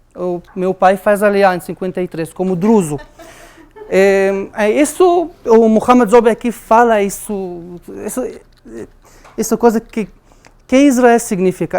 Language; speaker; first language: Portuguese; non-native, learner; Arabic